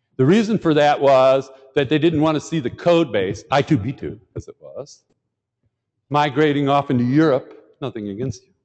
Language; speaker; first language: English; native; English